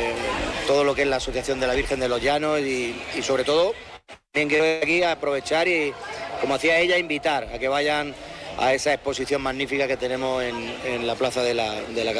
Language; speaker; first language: Spanish; native; Spanish